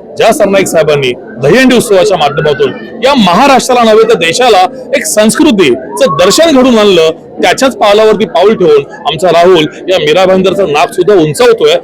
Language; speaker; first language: Marathi; native; Marathi